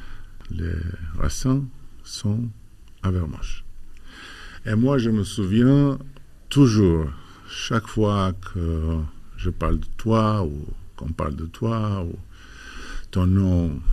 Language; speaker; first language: French; non-native, fluent; Albanian